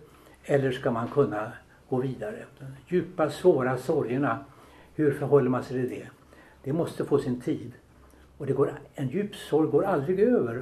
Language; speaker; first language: Swedish; native; Swedish